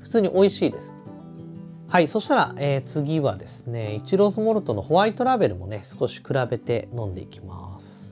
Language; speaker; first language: Japanese; native; Japanese